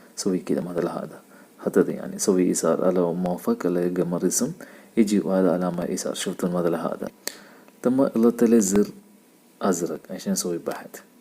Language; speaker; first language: Arabic; non-native, learner; Malayalam